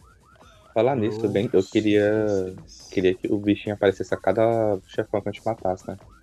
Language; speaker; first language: Portuguese; native; Portuguese